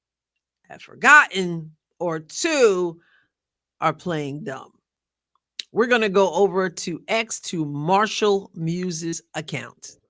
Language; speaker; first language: English; native; English